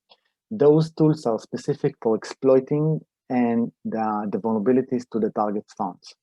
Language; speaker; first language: English; non-native, fluent; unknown